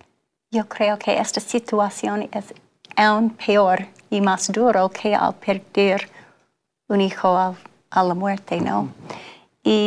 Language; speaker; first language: Spanish; non-native, fluent; English